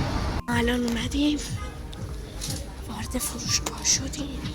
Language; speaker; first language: Persian; native; Persian